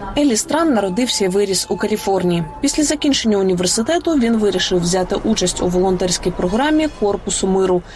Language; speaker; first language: Ukrainian; native; Ukrainian